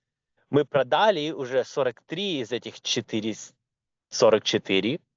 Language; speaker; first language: Russian; early bilingual, heritage; Russian